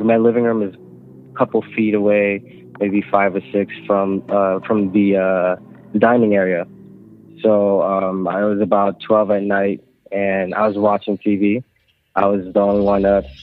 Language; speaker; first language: English; non-native, local second language; Filipino